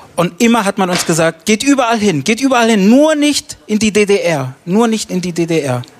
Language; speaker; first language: German; early bilingual, other home language; Romany